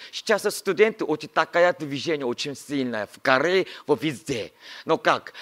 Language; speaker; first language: Russian; non-native, learner; Korean